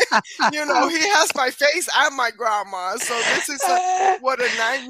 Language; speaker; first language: English; non-native, fluent; Spanish